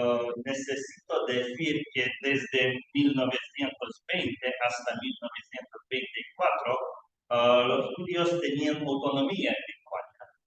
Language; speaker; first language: Spanish; non-native, learner; Lithuanian